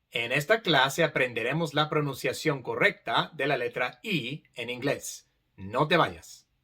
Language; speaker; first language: Spanish; non-native, fluent; English